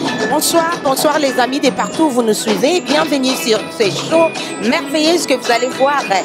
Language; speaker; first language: French; non-native, local second language; Lingala